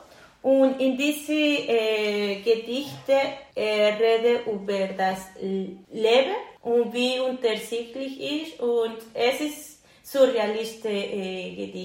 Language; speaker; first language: German; non-native, learner; Spanish